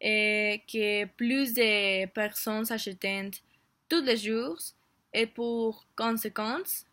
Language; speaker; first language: French; non-native, learner; Spanish